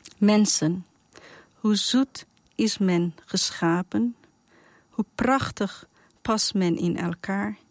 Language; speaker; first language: Dutch; non-native, fluent; Persian